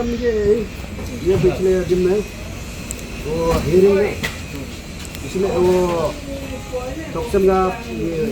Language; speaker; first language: Hindi; non-native, local second language; Khasi